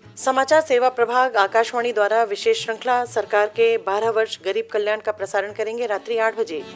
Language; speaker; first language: Hindi; native; Hindi